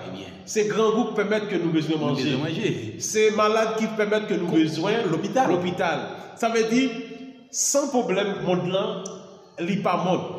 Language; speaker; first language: French; non-native, local second language; Haitian Creole